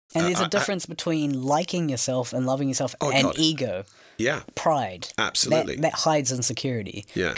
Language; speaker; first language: English; native; English